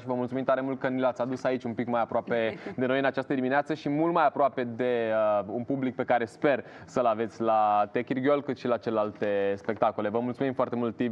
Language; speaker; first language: Romanian; native; Romanian